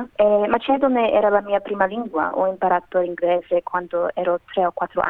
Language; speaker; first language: Italian; non-native, learner; Macedonian